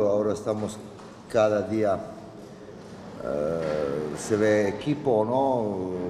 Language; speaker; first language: Spanish; non-native, fluent; Croatian